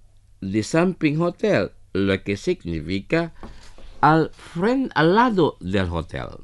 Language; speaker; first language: Spanish; non-native, fluent; Indonesian